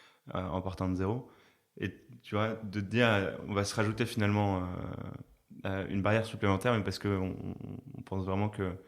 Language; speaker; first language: French; native; French